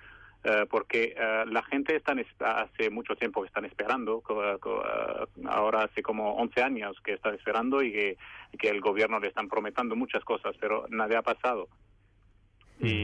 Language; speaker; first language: Spanish; non-native, fluent; Arabic